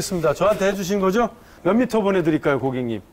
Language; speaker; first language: Korean; native; Korean